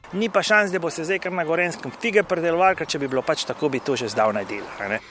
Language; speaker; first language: Slovenian; native; Slovenian